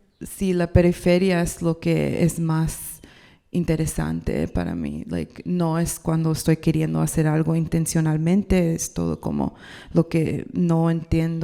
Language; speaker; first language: Spanish; non-native, learner; English